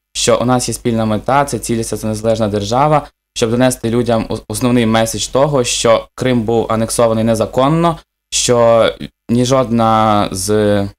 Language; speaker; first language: Ukrainian; native; Ukrainian